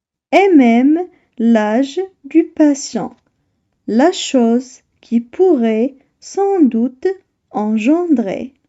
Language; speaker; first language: French; non-native, local second language; Arabic